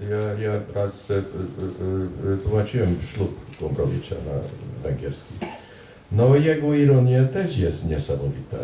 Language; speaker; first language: Polish; non-native, fluent; Hungarian